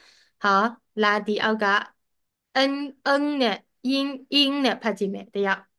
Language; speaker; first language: Chinese; non-native, fluent; Burmese